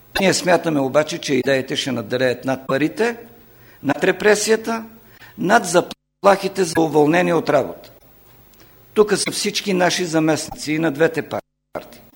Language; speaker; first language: Bulgarian; non-native, local second language; Turkish